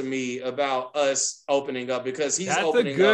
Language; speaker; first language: English; native; English